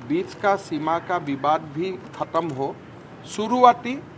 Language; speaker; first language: Hindi; non-native, local second language; Assamese